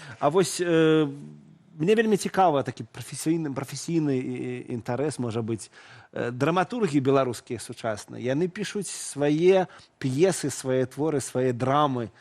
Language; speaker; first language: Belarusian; non-native, local second language; Russian